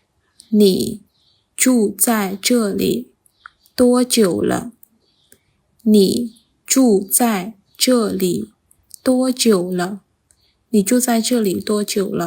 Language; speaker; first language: Chinese; non-native, fluent; Khmer